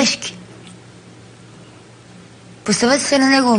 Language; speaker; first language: Bulgarian; native; Bulgarian